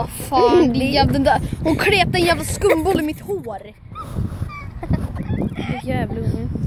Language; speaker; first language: Swedish; native; Swedish